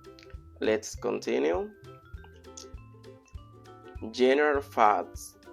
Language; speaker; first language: English; non-native, fluent; Spanish